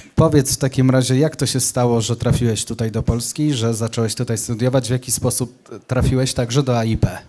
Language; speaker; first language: Polish; native; Polish